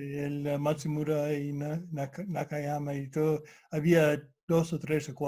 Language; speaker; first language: Spanish; non-native, fluent; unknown